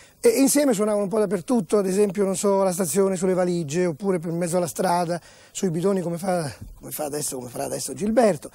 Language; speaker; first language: Italian; native; Italian